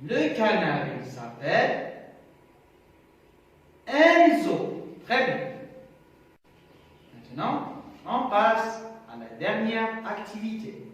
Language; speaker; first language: French; non-native, local second language; Arabic